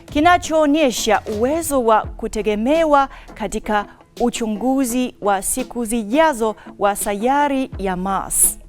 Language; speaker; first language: Swahili; non-native, fluent; Chinese